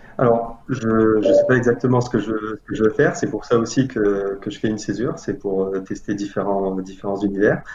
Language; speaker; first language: French; non-native, local second language; Arabic